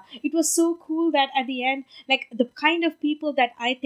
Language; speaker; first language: English; non-native, local second language; Tamil